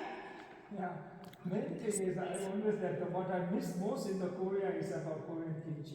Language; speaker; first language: English; non-native, fluent; Tibetan